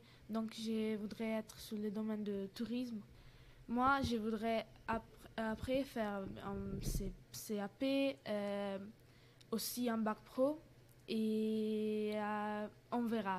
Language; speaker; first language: French; non-native, learner; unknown